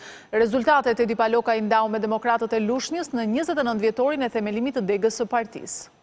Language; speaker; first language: Albanian; native; Albanian